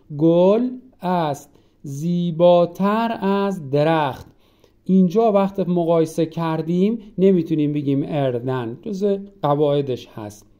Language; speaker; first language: Persian; native; Persian